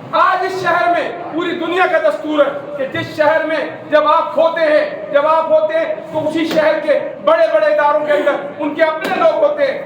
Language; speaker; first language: Urdu; native; Urdu